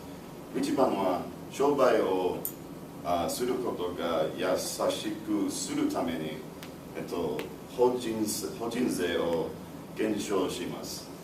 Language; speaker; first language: Japanese; non-native, learner; English